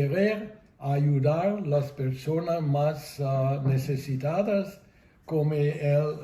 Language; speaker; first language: Spanish; non-native, fluent; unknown